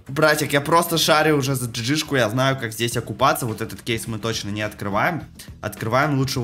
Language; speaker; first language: Russian; native; Russian